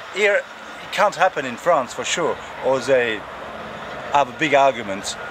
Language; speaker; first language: English; non-native, learner; French